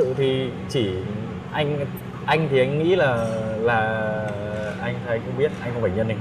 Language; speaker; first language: Vietnamese; native; Vietnamese